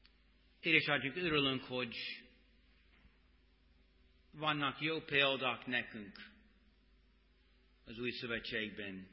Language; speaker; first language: Hungarian; non-native, fluent; English